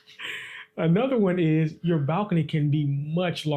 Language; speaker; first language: English; native; English